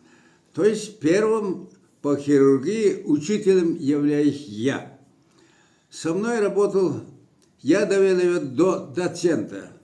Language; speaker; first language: Russian; non-native, local second language; Kyrgyz